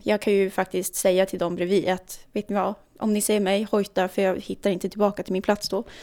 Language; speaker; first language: Swedish; native; Swedish